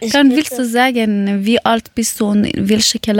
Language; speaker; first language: German; non-native, learner; Persian